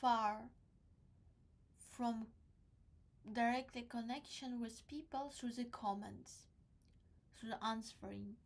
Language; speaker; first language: English; non-native, learner; Crimean Tatar